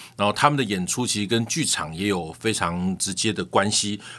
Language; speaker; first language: Min Nan Chinese; native; Min Nan Chinese